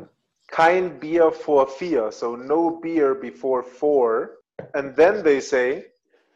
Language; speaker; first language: English; non-native, fluent; Spanish